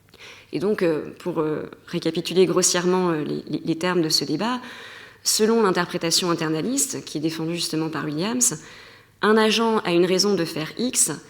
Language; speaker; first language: French; native; French